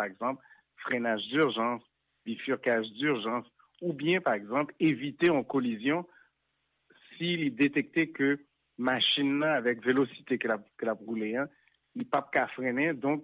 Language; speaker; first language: French; non-native, local second language; Haitian Creole